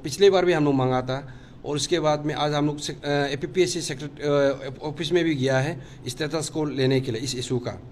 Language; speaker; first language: Hindi; non-native, local second language; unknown